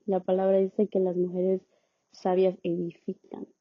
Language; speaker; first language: Spanish; early bilingual, heritage; Spanish